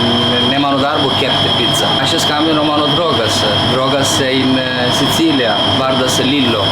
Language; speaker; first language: Lithuanian; non-native, learner; Italian